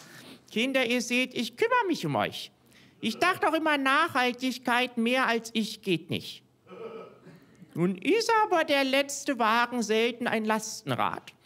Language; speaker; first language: German; native; German